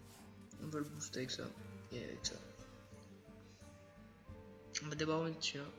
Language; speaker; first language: French; native; French